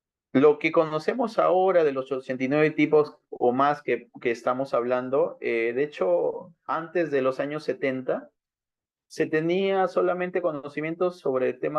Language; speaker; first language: Spanish; native; Spanish